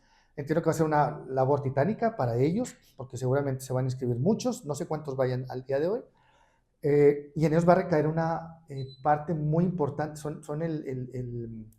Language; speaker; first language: Spanish; native; Spanish